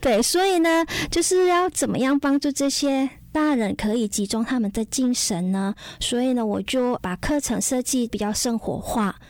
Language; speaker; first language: Chinese; non-native, fluent; Indonesian